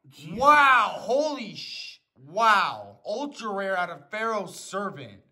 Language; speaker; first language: English; native; English